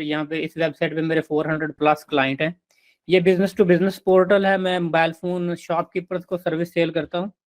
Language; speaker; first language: Urdu; non-native, local second language; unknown